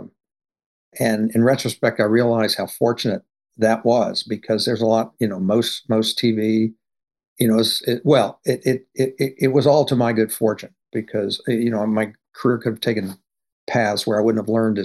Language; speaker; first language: English; native; English